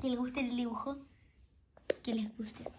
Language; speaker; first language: Spanish; early bilingual, heritage; Spanish